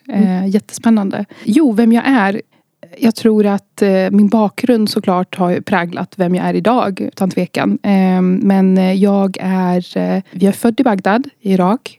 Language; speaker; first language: Swedish; early bilingual, other home language; Arabic